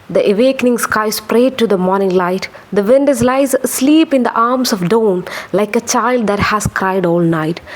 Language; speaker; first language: English; non-native, local second language; Malayalam